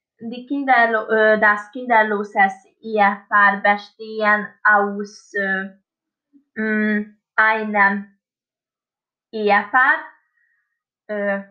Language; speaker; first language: German; non-native, learner; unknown